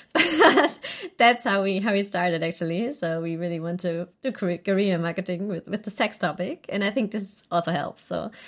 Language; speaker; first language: English; non-native, fluent; Italian